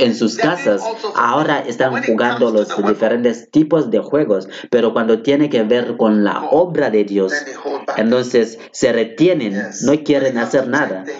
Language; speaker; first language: Spanish; non-native, fluent; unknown